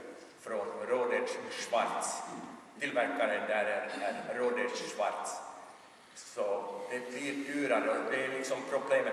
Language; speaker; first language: Swedish; non-native, local second language; Finnish